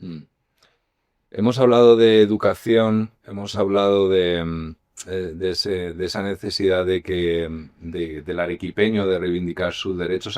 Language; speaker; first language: Spanish; native; Spanish